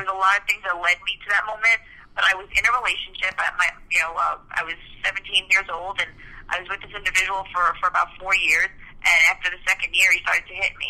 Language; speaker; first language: English; early bilingual, other home language; Spanish